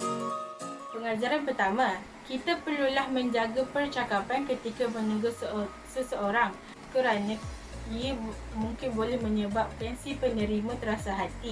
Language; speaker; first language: Malay; native; Malay